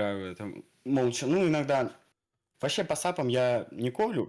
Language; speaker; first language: Russian; native; Russian